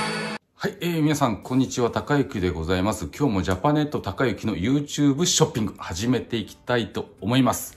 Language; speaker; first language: Japanese; native; Japanese